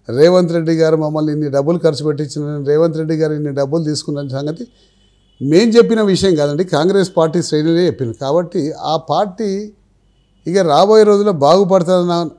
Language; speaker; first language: Telugu; native; Telugu